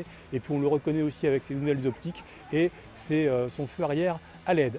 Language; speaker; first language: French; native; French